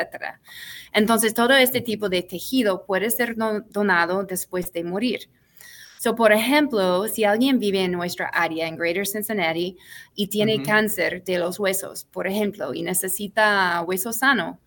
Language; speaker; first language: Spanish; non-native, fluent; English